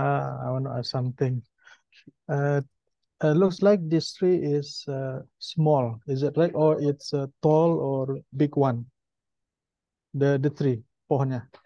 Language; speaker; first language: English; non-native, learner; Indonesian